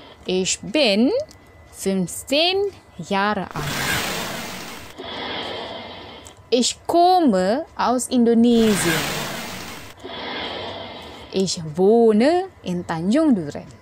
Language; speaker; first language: German; non-native, fluent; Indonesian